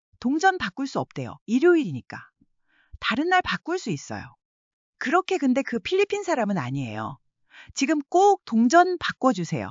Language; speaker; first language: Korean; non-native, learner; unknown